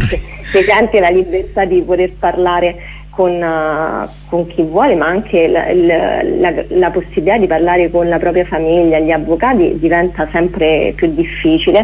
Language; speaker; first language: Italian; native; Italian